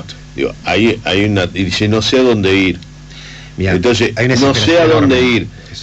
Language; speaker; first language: Spanish; native; Spanish